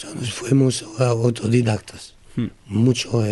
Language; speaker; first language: Spanish; non-native, learner; French